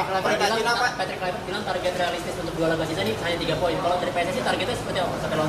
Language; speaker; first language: Indonesian; native; Indonesian